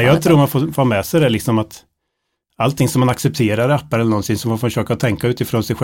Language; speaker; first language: Swedish; native; Swedish